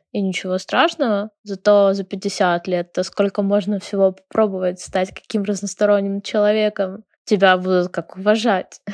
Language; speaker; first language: Russian; non-native, local second language; Ukrainian